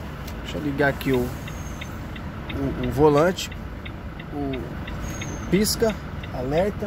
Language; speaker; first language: Portuguese; native; Portuguese